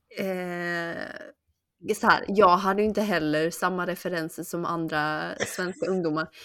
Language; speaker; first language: Swedish; early bilingual, other home language; Chinese